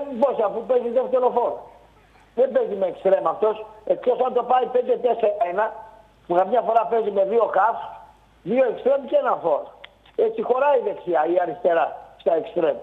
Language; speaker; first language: Greek; native; Greek